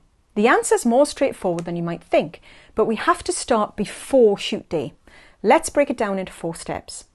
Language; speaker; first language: English; native; English